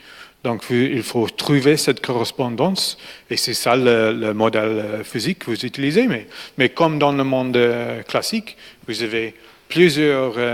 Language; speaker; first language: French; non-native, fluent; English